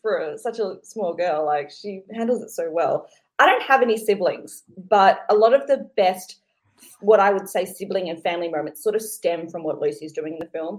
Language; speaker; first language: English; native; English